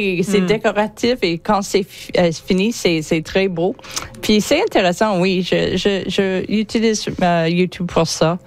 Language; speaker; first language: French; non-native, learner; English